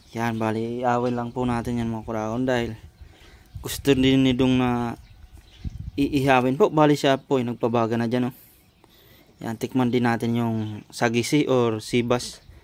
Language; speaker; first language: Filipino; non-native, local second language; Bikol